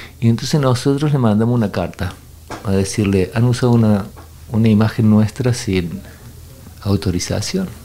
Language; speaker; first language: Spanish; native; Spanish